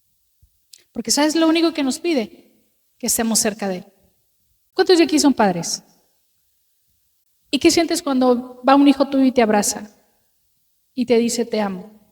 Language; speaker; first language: Spanish; native; Spanish